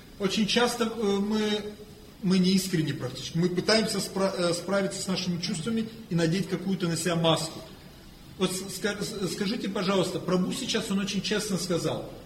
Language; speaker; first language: Russian; non-native, fluent; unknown